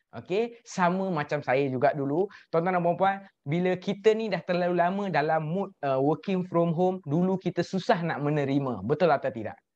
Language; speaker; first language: Malay; native; Malay